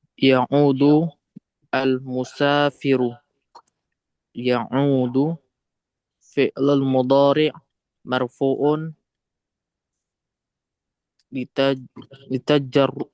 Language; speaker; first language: Arabic; non-native, learner; Indonesian